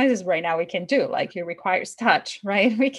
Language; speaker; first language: English; non-native, fluent; Portuguese